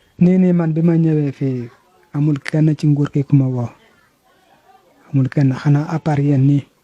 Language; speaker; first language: Wolof; non-native, local second language; Fula